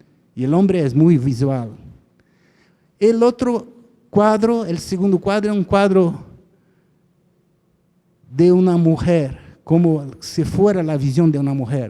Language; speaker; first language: Spanish; non-native, fluent; Portuguese